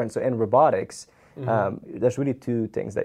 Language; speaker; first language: English; non-native, fluent; Dutch